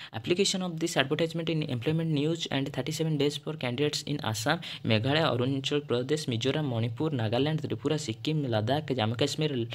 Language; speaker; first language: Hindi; non-native, local second language; Odia